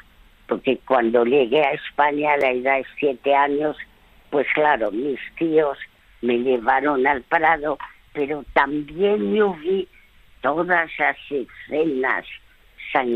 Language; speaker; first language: Spanish; early bilingual, other home language; French